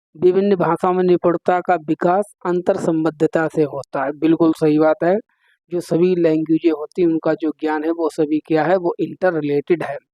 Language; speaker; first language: Hindi; native; Hindi